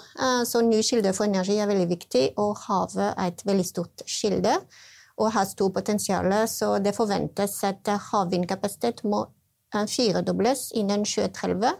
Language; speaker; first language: Norwegian; non-native, fluent; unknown